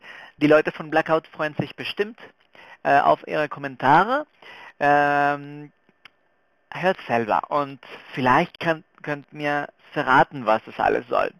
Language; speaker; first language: German; non-native, fluent; Spanish